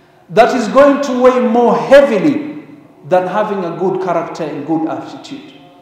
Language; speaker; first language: English; non-native, local second language; Swahili